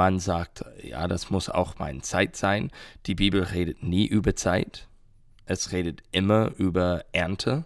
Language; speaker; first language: German; non-native, learner; English